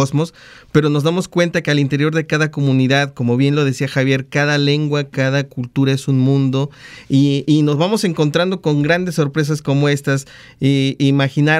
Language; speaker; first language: Spanish; native; Spanish